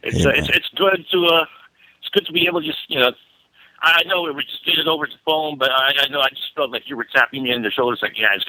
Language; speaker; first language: English; non-native, local second language; Filipino